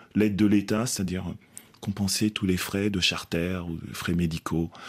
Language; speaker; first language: French; native; French